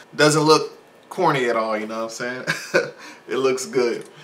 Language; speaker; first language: English; native; English